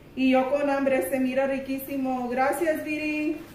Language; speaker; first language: Spanish; early bilingual, heritage; Spanish